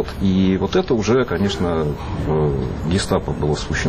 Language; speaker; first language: Russian; native; Russian